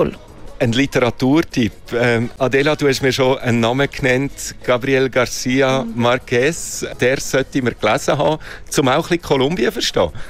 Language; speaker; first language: German; native; German